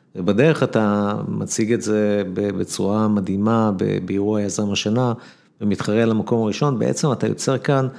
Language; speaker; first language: Hebrew; native; Hebrew